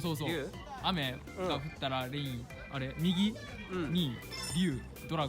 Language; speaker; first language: Japanese; native; Japanese